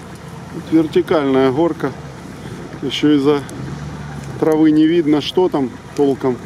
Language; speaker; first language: Russian; native; Russian